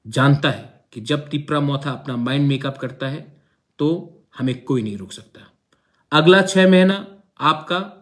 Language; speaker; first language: Hindi; non-native, local second language; Kok Borok